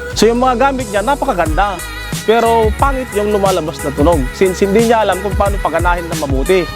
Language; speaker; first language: Filipino; non-native, local second language; Iloko